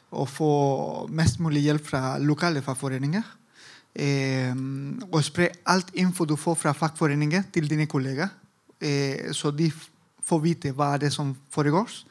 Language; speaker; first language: Norwegian; non-native, fluent; Italian